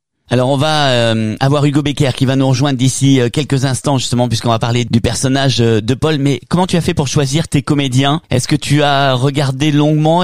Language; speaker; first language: French; native; French